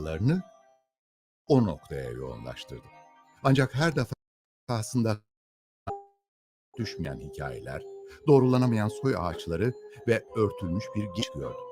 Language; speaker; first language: Turkish; native; Turkish